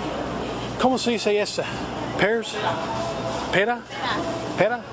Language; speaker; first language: Spanish; non-native, learner; English